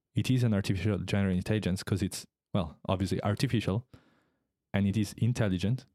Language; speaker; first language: English; non-native, fluent; Italian